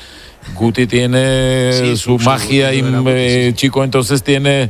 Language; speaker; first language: Spanish; non-native, fluent; Georgian